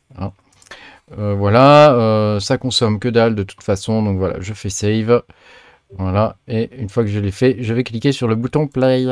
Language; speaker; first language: French; native; French